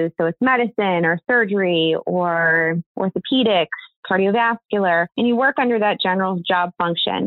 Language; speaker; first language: English; native; English